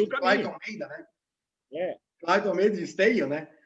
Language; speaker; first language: Portuguese; native; Portuguese